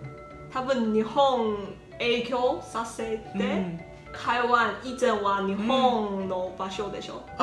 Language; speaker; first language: Japanese; non-native, learner; Chinese